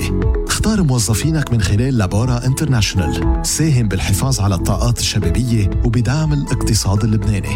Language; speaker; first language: Arabic; native; Arabic